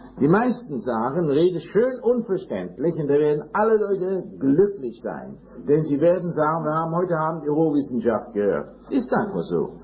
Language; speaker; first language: German; non-native, fluent; English